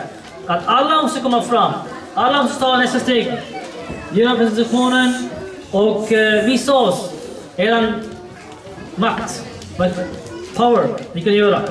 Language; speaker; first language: Swedish; non-native, learner; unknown